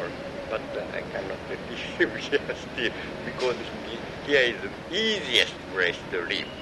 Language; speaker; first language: English; non-native, learner; Japanese